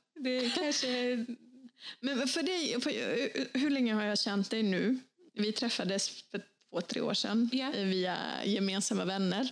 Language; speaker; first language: Swedish; early bilingual, other home language; Bosnian